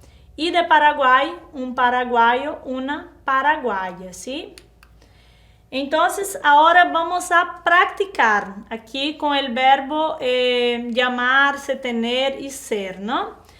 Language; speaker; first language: Spanish; non-native, fluent; Portuguese